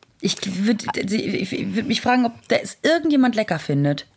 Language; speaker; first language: German; native; German